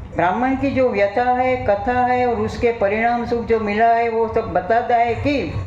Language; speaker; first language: Hindi; non-native, local second language; Gujarati